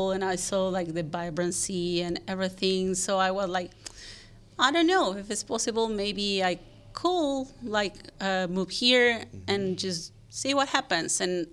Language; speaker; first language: English; non-native, fluent; Spanish